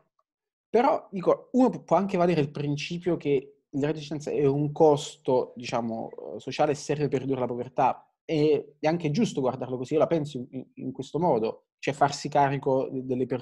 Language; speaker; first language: Italian; native; Italian